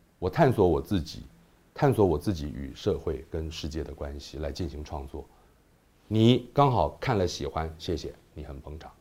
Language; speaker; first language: Chinese; native; Chinese